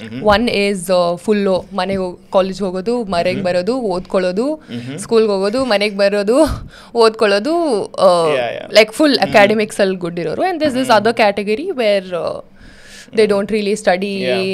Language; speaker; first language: English; non-native, local second language; Kannada